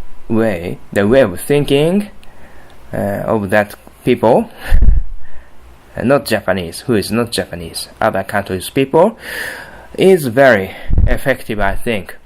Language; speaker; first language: English; non-native, learner; Japanese